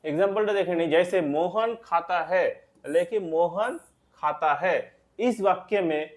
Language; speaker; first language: Hindi; non-native, local second language; Bangla